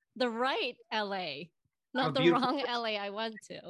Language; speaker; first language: English; non-native, fluent; Indonesian